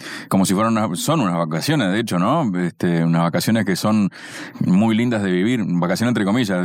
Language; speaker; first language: Spanish; native; Spanish